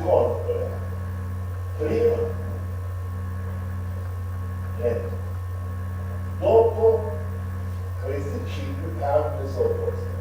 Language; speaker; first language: Italian; non-native, learner; Russian